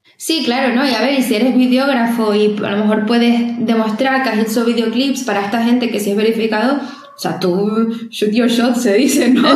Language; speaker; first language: Spanish; native; Spanish